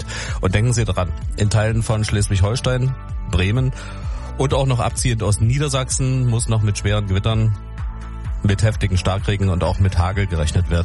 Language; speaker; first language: German; native; German